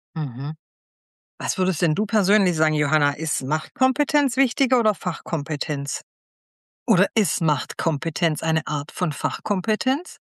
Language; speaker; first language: German; native; German